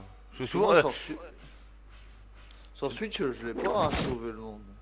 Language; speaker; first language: French; native; French